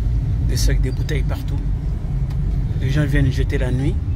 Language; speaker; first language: French; non-native, local second language; Lingala